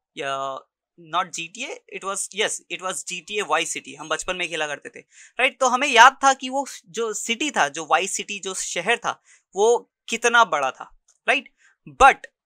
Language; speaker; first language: Hindi; native; Hindi